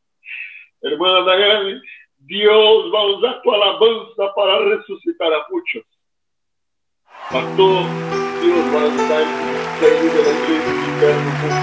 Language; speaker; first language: Spanish; non-native, fluent; Portuguese